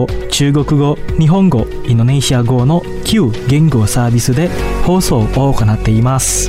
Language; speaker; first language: Japanese; non-native, fluent; Indonesian